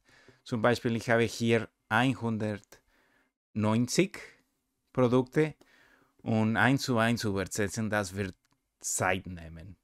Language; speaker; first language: German; non-native, learner; Spanish